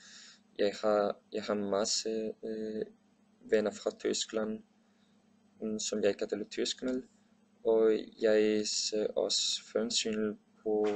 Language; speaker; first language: Danish; non-native, learner; Spanish